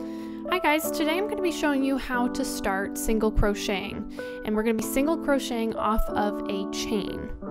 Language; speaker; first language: English; native; English